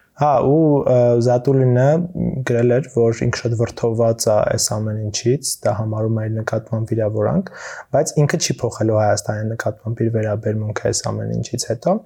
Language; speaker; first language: Armenian; native; Armenian